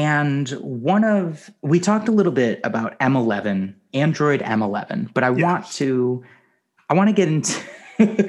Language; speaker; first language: English; native; English